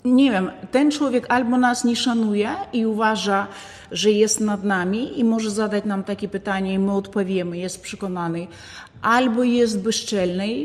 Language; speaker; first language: Polish; non-native, fluent; Ukrainian